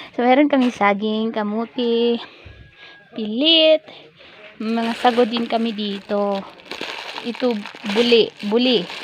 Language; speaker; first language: Filipino; non-native, local second language; Cebuano